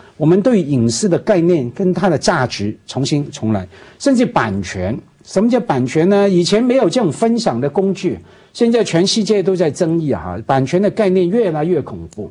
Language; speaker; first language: Chinese; non-native, local second language; Cantonese